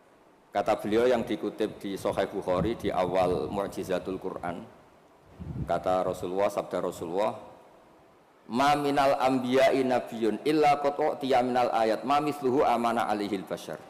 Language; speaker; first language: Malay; non-native, local second language; Javanese